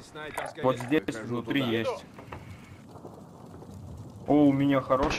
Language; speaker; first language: Russian; non-native, local second language; Latvian